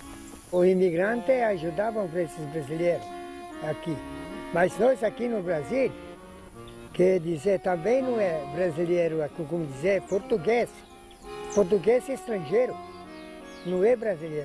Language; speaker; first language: Portuguese; non-native, local second language; Polish